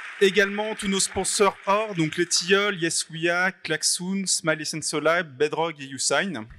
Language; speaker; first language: French; native; French